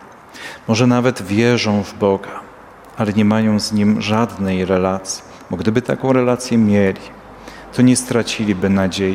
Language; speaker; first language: Polish; native; Polish